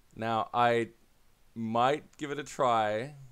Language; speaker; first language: English; native; English